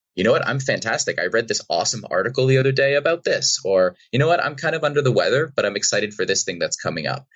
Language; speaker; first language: English; native; English